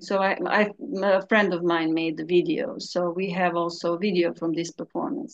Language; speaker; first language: English; non-native, learner; Serbian